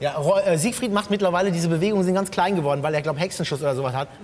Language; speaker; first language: German; native; German